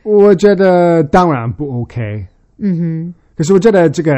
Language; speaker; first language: Chinese; early bilingual, heritage; Chinese